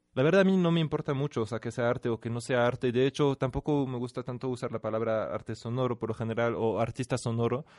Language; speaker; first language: Spanish; non-native, fluent; French